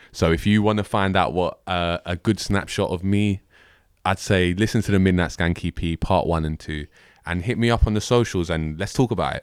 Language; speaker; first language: English; native; English